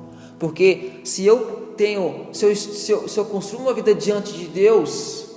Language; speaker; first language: Portuguese; native; Portuguese